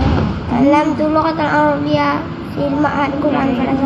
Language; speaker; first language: Arabic; non-native, learner; Indonesian